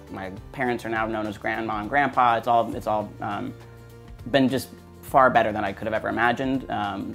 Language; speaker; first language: English; native; English